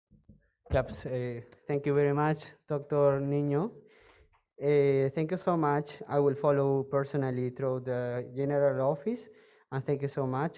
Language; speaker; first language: English; non-native, fluent; Spanish